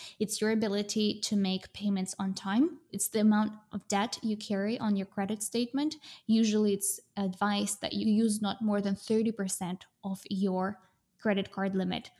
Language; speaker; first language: English; non-native, fluent; Russian